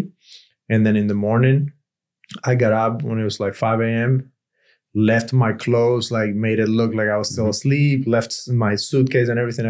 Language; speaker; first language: English; non-native, fluent; Spanish